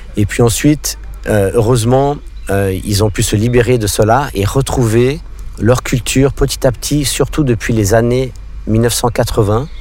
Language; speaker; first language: French; non-native, local second language; English